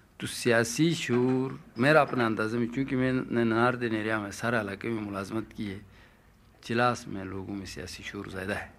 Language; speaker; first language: Urdu; non-native, local second language; Shina